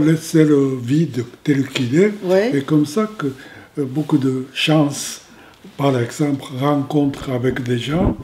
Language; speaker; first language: French; non-native, fluent; Japanese